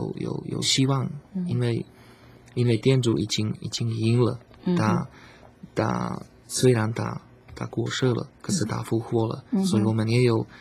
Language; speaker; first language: Chinese; non-native, learner; Slovak